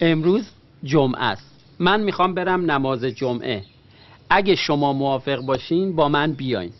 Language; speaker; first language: Persian; native; Persian